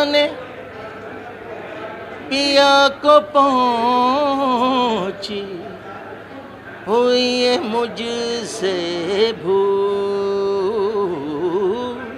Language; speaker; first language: Hindi; native; Hindi